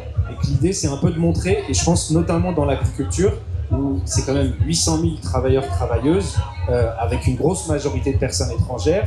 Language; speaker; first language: French; native; French